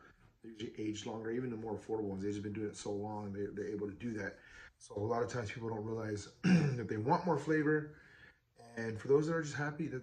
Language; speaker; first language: English; native; English